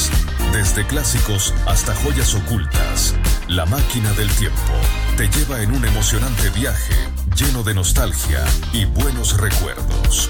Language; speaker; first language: Spanish; native; Spanish